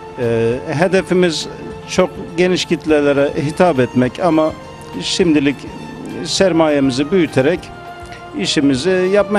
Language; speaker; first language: Turkish; native; Turkish